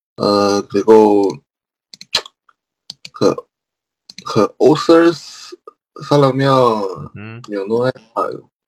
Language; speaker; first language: Korean; non-native, learner; Chinese